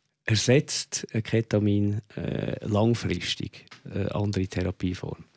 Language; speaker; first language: German; native; German